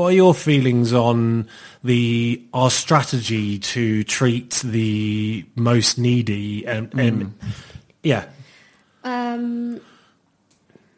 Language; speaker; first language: English; native; English